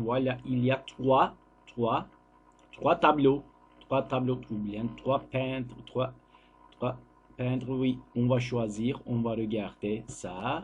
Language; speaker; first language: French; non-native, learner; Turkish